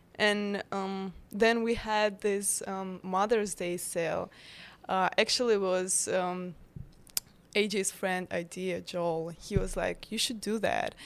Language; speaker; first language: English; non-native, fluent; Russian